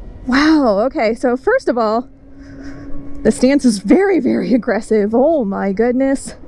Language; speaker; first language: English; native; English